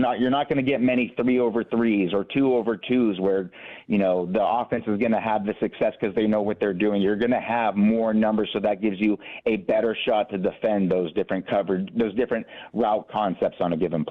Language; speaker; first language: English; native; English